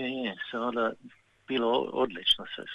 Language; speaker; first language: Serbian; early bilingual, heritage; Serbian